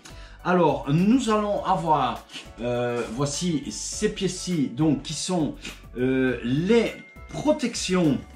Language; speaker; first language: French; native; French